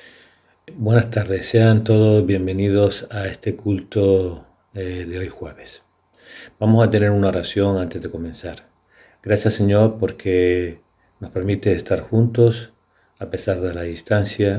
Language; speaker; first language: Spanish; native; Spanish